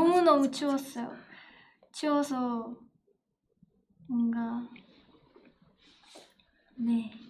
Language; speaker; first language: Korean; non-native, fluent; Japanese